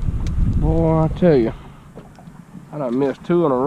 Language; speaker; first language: English; native; English